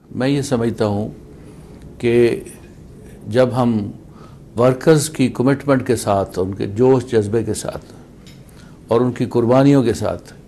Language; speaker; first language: Urdu; native; Urdu